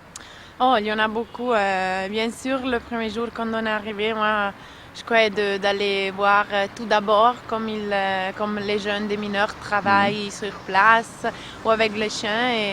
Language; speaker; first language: French; non-native, local second language; Italian